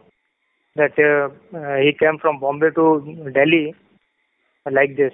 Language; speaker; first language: English; non-native, local second language; Hindi